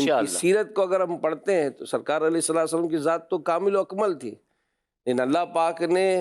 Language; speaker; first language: Urdu; native; Urdu